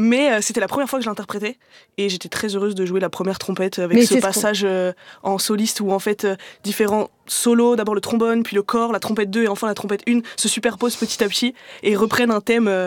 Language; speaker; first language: French; native; French